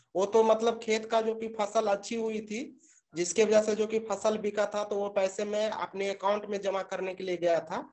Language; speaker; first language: Hindi; native; Hindi